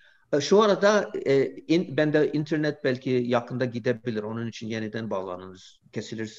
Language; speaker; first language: Turkish; non-native, fluent; English